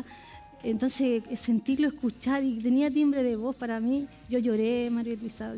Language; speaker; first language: Spanish; native; Spanish